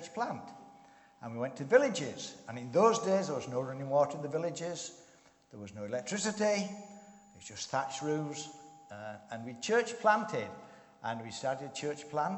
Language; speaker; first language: English; native; English